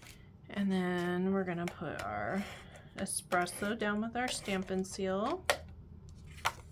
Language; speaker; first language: English; native; English